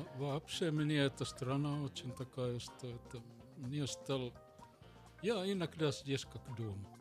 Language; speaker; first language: Russian; non-native, learner; Finnish